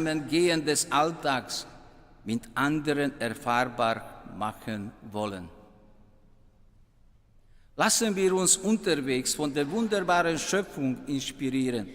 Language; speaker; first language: German; non-native, fluent; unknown